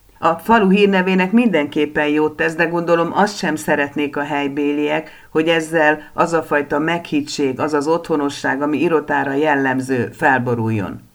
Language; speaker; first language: Hungarian; native; Hungarian